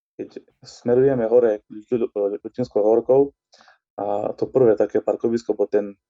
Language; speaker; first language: Slovak; native; Slovak